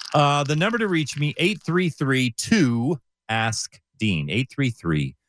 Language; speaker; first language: English; native; English